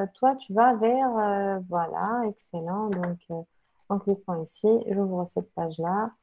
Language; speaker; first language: French; non-native, local second language; Arabic